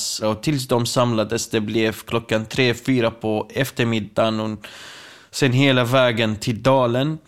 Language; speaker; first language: Swedish; non-native, fluent; Kurdish